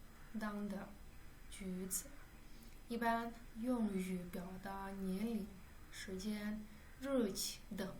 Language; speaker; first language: Chinese; non-native, fluent; Kyrgyz